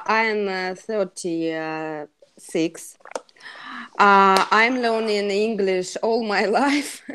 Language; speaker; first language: English; non-native, learner; Russian